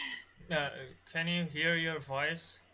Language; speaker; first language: English; non-native, learner; Bangla